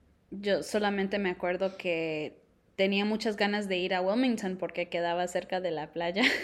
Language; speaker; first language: Spanish; early bilingual, heritage; Spanish